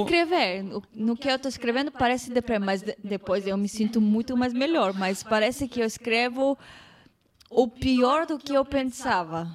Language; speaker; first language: Portuguese; non-native, fluent; Hebrew